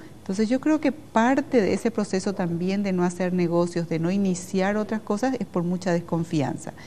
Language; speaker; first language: Spanish; native; Spanish